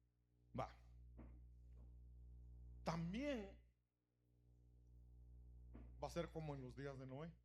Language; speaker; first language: Spanish; native; Spanish